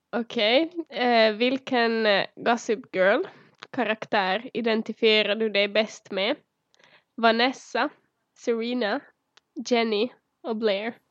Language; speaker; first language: Swedish; early bilingual, other home language; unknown